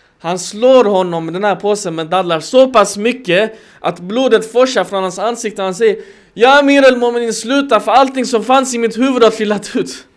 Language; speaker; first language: Swedish; non-native, fluent; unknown